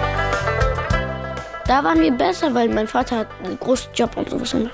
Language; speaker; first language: German; early bilingual, other home language; Pashto